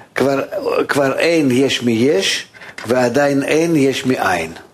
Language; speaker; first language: Hebrew; non-native, fluent; Russian